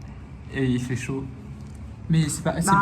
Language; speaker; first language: French; native; French